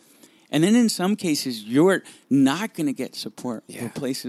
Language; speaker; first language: English; early bilingual, other home language; Spanish